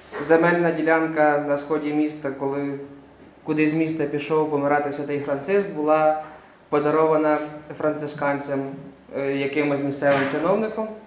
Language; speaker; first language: Ukrainian; native; Ukrainian